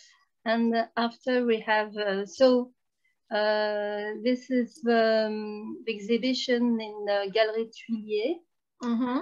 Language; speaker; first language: English; non-native, learner; French